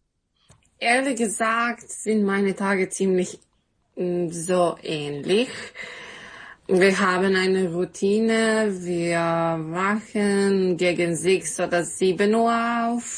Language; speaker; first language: German; non-native, learner; Serbian